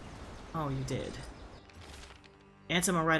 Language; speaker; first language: English; native; English